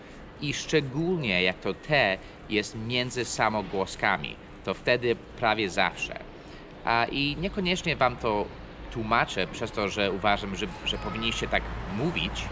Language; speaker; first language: Polish; non-native, fluent; English